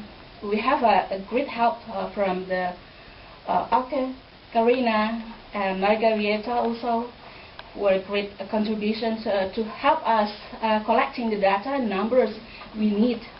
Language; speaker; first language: English; non-native, fluent; Indonesian